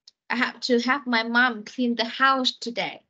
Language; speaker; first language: English; non-native, fluent; Vietnamese